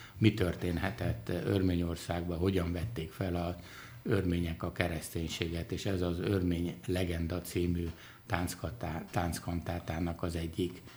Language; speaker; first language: Hungarian; early bilingual, other home language; Armenian